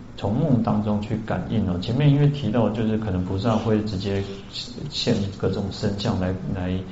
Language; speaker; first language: Chinese; native; Chinese